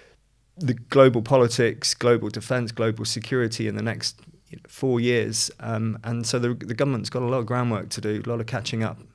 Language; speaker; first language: English; native; English